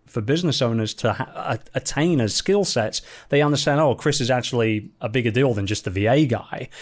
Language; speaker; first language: English; native; English